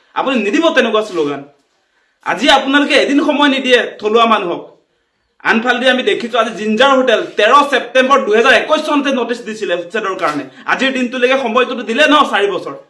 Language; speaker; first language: Assamese; native; Assamese